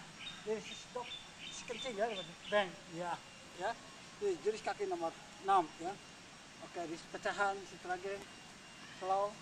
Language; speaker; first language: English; non-native, learner; Indonesian